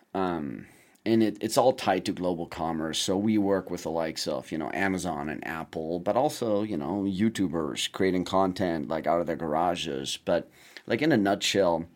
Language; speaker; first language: English; non-native, fluent; German